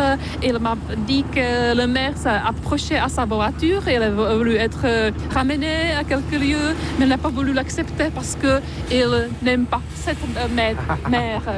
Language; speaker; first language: French; non-native, fluent; Czech